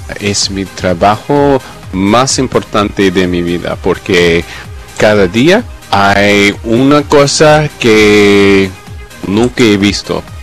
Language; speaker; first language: Spanish; non-native, learner; English